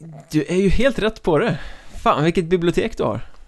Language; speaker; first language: Swedish; native; Swedish